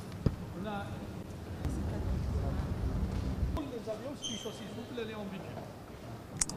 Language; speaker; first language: French; non-native, local second language; Arabic